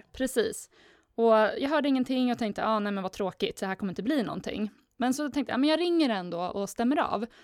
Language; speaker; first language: Swedish; native; Swedish